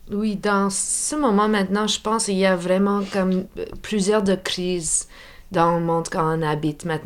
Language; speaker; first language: French; non-native, local second language; English